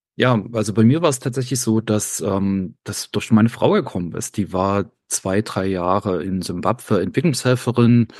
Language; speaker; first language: German; native; German